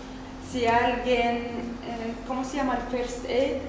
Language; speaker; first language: Spanish; non-native, learner; Arabic